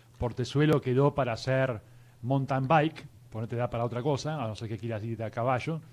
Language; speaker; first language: Spanish; native; Spanish